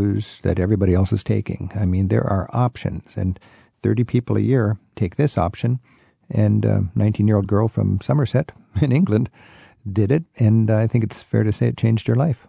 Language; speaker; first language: English; native; English